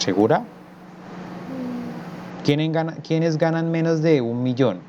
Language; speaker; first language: Spanish; native; Spanish